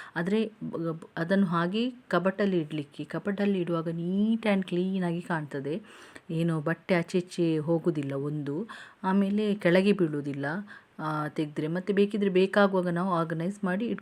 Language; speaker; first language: Kannada; non-native, local second language; Tulu